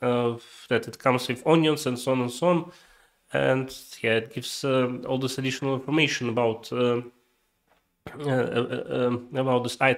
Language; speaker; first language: English; non-native, fluent; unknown